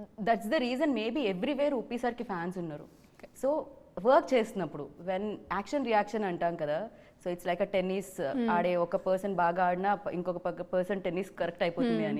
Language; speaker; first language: Telugu; native; Telugu